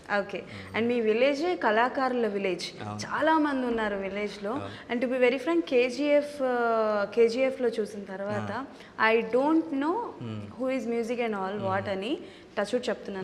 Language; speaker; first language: Telugu; native; Telugu